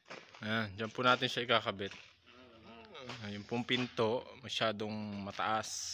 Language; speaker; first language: Filipino; native; Filipino